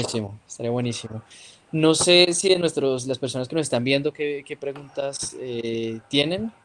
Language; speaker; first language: Spanish; native; Spanish